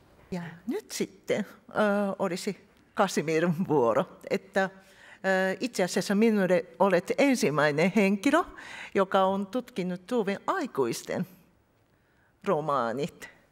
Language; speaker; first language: Finnish; non-native, fluent; Japanese